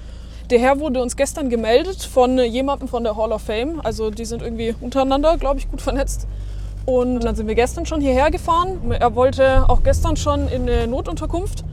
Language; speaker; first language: German; native; German